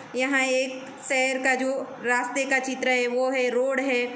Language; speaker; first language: Hindi; non-native, local second language; Gujarati